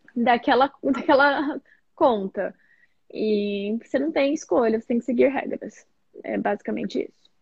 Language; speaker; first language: Portuguese; native; Portuguese